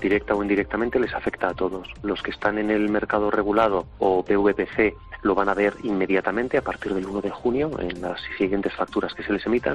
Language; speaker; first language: Spanish; native; Spanish